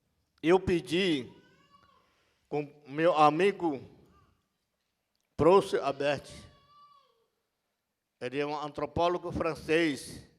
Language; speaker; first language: Portuguese; non-native, local second language; Yanomámi